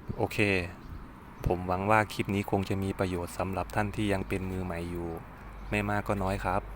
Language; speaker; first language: Thai; non-native, local second language; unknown